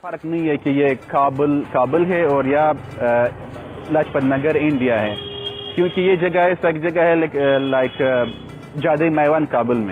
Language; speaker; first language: Hindi; non-native, fluent; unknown